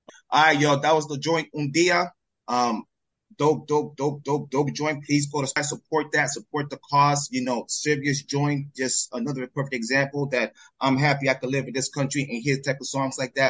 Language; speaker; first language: English; early bilingual, other home language; Spanish